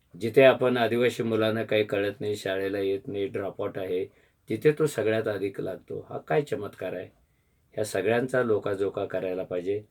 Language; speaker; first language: Marathi; native; Marathi